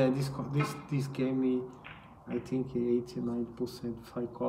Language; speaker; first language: English; non-native, learner; Portuguese